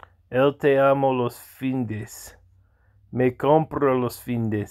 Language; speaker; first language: Spanish; non-native, learner; English